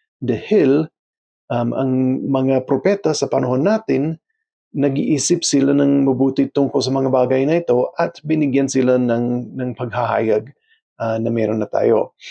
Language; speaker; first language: Filipino; non-native, fluent; English